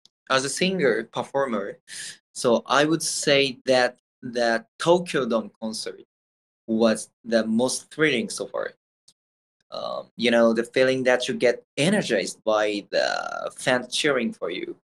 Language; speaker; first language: English; non-native, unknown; Japanese